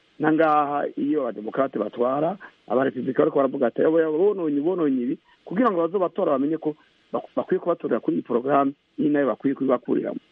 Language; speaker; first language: Rundi; native; Rundi